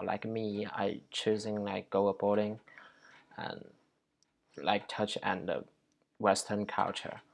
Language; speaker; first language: English; non-native, learner; Chinese